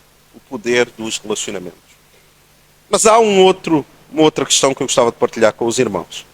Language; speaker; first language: Portuguese; native; Portuguese